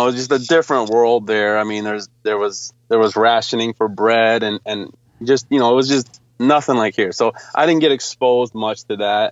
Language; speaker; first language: English; early bilingual, other home language; Polish